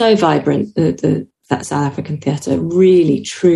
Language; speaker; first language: English; native; English